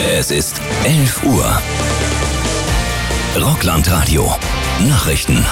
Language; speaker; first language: German; native; German